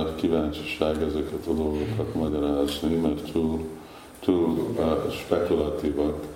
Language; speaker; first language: Hungarian; early bilingual, heritage; Hungarian